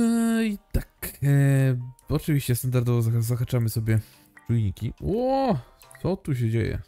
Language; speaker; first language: Polish; native; Polish